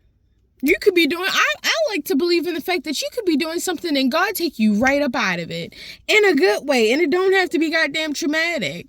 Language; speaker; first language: English; native; English